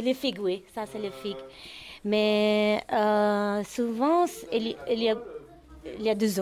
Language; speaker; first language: French; non-native, learner; Arabic